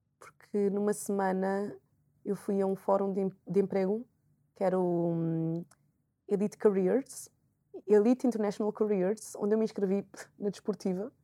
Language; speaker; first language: Portuguese; native; Portuguese